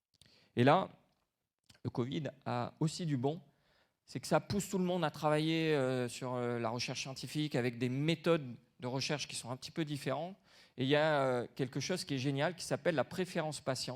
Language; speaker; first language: French; native; French